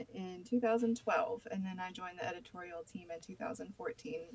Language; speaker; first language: English; native; English